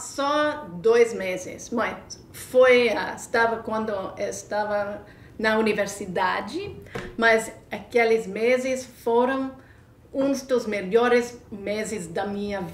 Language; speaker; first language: Portuguese; non-native, fluent; English